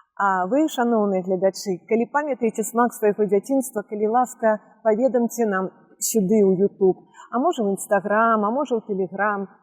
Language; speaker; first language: Belarusian; native; Belarusian